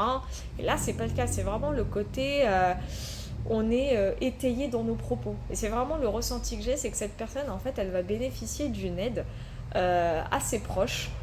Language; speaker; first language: French; native; French